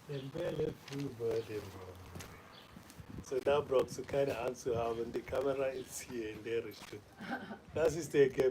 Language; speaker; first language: German; non-native, fluent; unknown